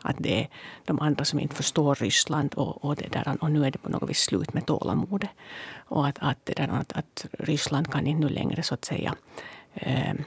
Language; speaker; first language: Swedish; native; Swedish